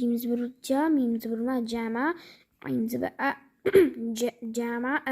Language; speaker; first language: Arabic; non-native, learner; Urdu